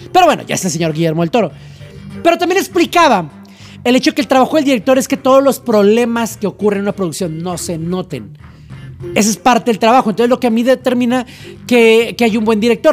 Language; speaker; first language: Spanish; native; Spanish